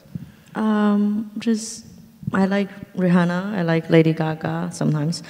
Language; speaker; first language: English; early bilingual, other home language; Chinese